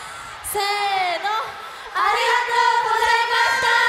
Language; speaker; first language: Japanese; non-native, learner; Korean